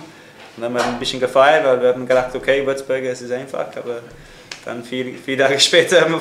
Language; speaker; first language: German; non-native, fluent; English